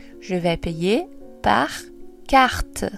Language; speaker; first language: French; non-native, fluent; Portuguese